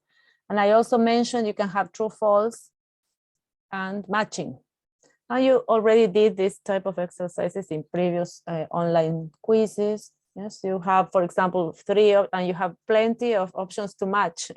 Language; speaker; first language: English; non-native, fluent; Spanish